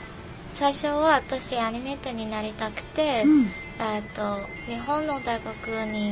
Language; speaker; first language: Japanese; non-native, learner; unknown